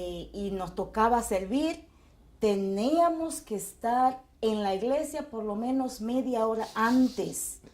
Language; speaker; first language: Spanish; native; Spanish